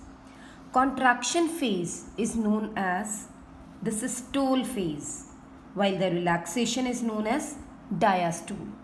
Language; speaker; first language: English; non-native, local second language; Hindi